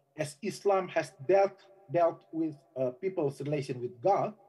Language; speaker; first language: English; non-native, fluent; Indonesian